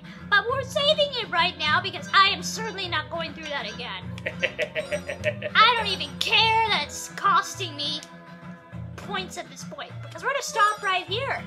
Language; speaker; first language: English; native; English